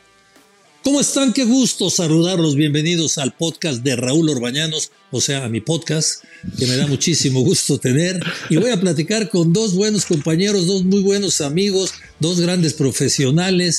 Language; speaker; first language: Spanish; native; Spanish